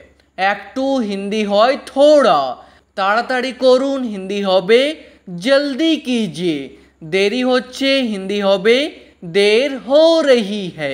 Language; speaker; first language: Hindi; non-native, fluent; Bangla